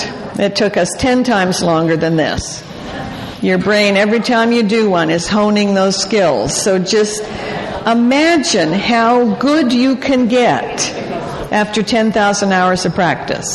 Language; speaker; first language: English; native; English